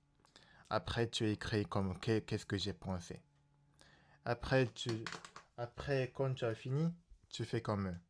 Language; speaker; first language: French; non-native, learner; Japanese